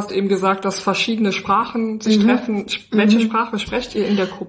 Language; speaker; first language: German; native; German